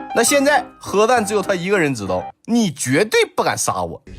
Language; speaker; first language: Chinese; native; Chinese